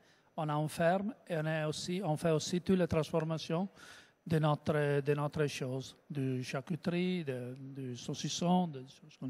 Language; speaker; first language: French; non-native, learner; Italian